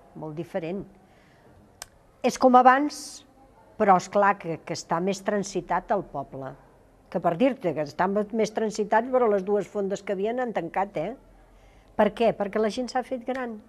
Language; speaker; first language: Catalan; non-native, local second language; Galician